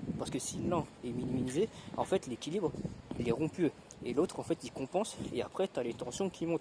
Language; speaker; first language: French; native; French